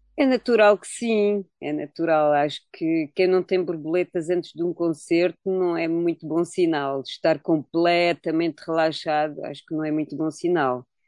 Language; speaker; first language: Portuguese; early bilingual, heritage; Portuguese